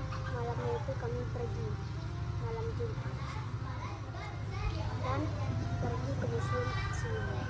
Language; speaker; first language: Indonesian; non-native, local second language; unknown